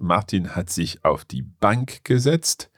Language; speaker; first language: German; non-native, learner; English